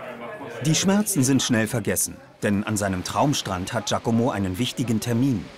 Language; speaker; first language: German; native; German